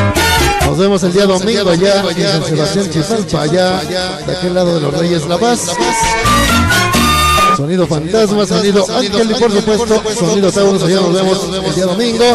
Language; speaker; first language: Spanish; native; Spanish